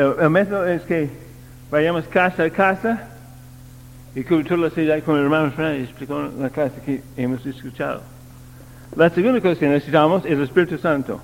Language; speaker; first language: Spanish; non-native, learner; English